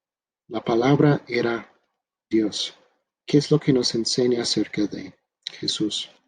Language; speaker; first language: Spanish; non-native, fluent; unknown